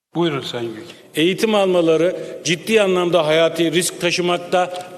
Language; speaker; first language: Turkish; native; Turkish